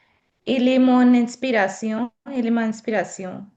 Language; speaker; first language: French; non-native, learner; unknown